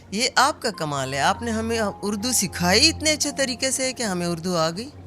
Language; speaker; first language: Urdu; non-native, local second language; Pashto